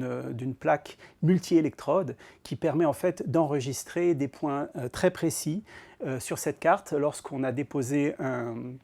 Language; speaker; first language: French; native; French